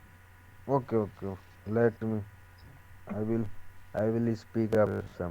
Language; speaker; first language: English; non-native, learner; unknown